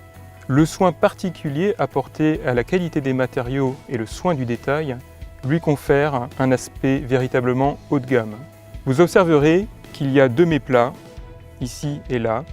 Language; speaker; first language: French; native; French